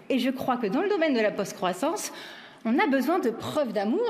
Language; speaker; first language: French; native; French